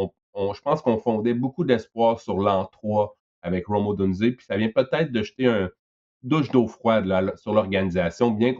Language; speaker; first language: French; native; French